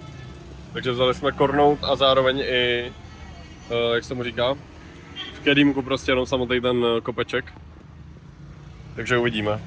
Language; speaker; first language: Czech; native; Czech